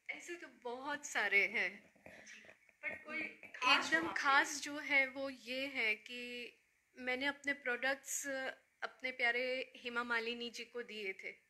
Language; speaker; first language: Hindi; native; Hindi